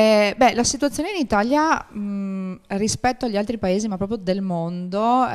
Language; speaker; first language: Italian; native; Italian